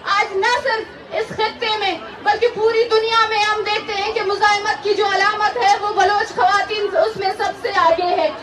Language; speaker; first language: Urdu; non-native, local second language; Baluchi